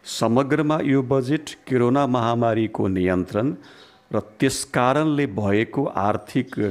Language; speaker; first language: Nepali; non-native, local second language; Bhojpuri